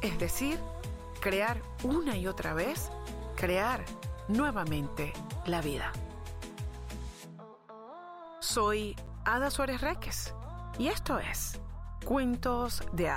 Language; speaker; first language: Spanish; native; Spanish